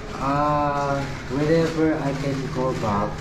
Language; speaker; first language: English; non-native, local second language; Filipino